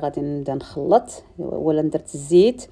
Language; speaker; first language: Arabic; native; Arabic